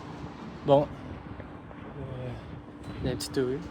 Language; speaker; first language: French; native; French